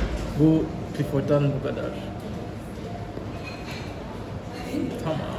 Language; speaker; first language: Turkish; non-native, fluent; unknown